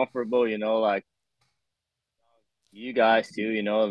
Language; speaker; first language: English; non-native, fluent; Portuguese